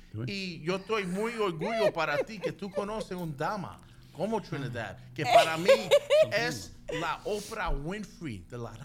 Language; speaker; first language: Spanish; early bilingual, heritage; Spanish